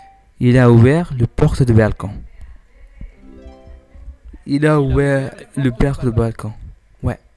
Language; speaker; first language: French; non-native, learner; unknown